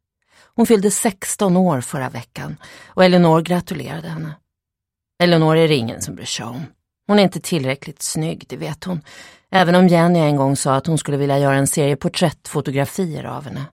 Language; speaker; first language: Swedish; native; Swedish